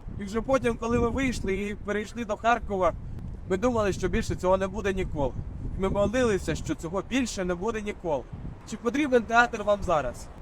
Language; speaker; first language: Ukrainian; non-native, local second language; Russian